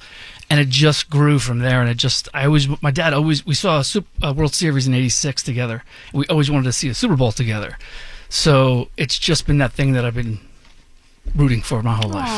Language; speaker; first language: English; native; English